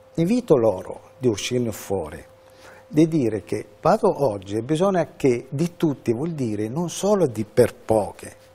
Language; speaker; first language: Italian; non-native, fluent; Arabic